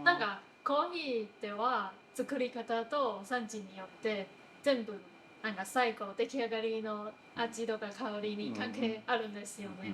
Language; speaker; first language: Japanese; non-native, fluent; Chinese